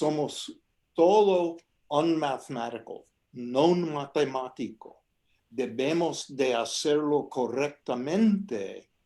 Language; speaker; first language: Spanish; non-native, fluent; English